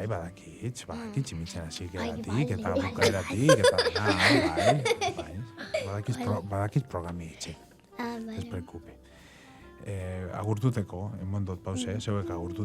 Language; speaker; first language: Basque; native; Basque